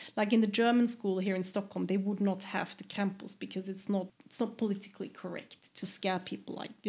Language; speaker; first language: English; non-native, fluent; German